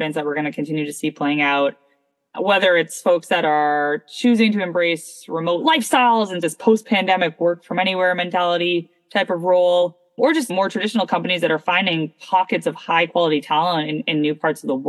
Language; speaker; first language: English; native; English